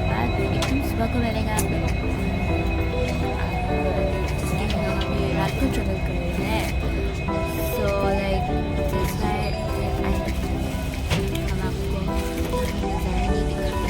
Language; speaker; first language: Hindi; non-native, local second language; Assamese